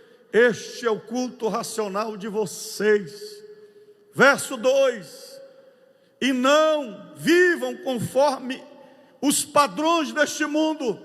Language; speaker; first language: Portuguese; native; Portuguese